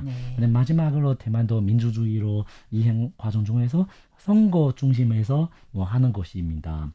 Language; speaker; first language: Korean; non-native, fluent; Chinese